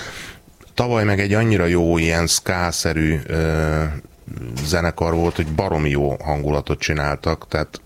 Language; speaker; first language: Hungarian; native; Hungarian